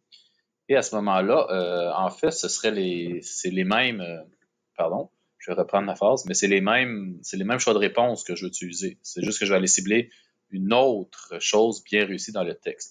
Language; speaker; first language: French; native; French